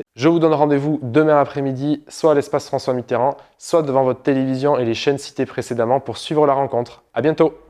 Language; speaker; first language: French; native; French